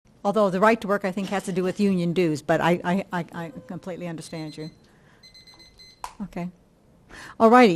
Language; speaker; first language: English; native; English